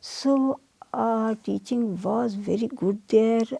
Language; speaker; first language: English; non-native, local second language; Urdu